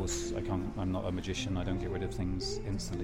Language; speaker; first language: English; native; English